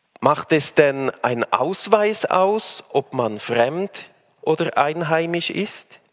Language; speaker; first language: German; native; German